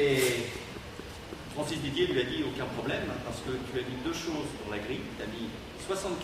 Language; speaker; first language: French; native; French